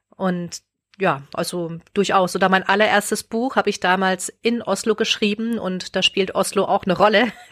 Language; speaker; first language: German; native; German